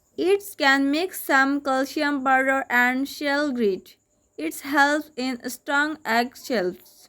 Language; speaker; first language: English; non-native, local second language; Bangla